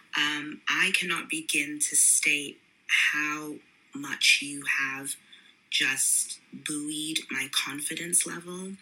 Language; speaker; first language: English; native; English